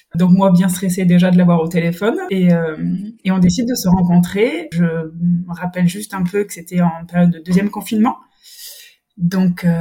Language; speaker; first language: French; native; French